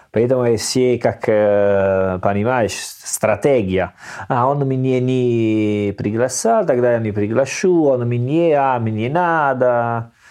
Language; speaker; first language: Russian; non-native, learner; Italian